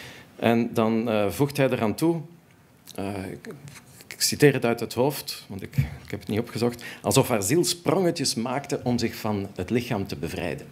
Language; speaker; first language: Dutch; native; Dutch